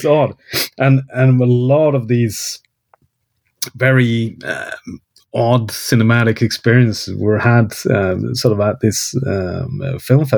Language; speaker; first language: English; non-native, fluent; Swedish